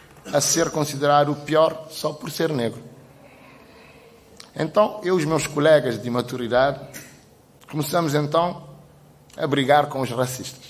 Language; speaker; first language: Portuguese; non-native, local second language; Kabuverdianu